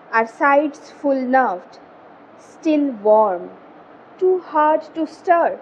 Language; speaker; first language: English; non-native, local second language; Bangla